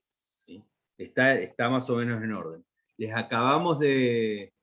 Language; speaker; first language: Spanish; native; Spanish